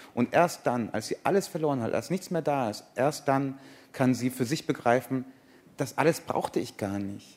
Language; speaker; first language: German; early bilingual, other home language; Persian